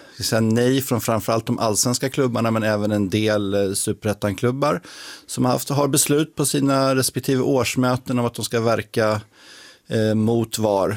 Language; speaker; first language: Swedish; native; Swedish